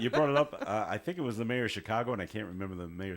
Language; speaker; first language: English; native; English